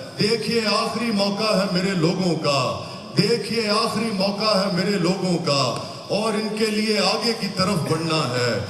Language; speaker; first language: Urdu; non-native, local second language; Punjabi